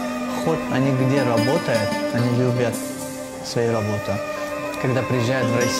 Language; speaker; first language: Russian; non-native, local second language; Tajik